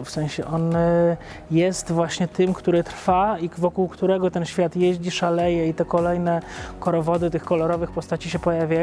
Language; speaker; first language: Polish; native; Polish